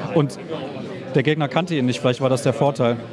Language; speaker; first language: German; native; German